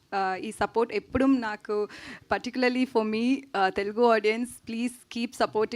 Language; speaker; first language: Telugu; non-native, learner; Tamil